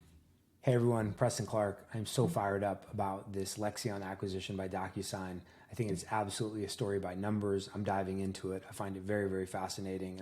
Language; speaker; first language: English; native; English